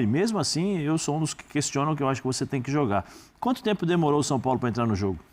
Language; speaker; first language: Portuguese; native; Portuguese